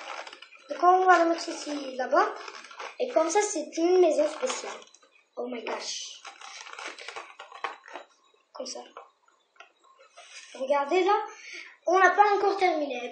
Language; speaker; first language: French; non-native, learner; Arabic